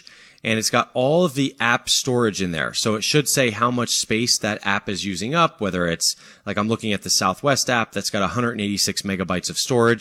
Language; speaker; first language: English; native; English